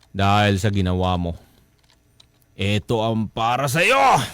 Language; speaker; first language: Filipino; non-native, local second language; Cebuano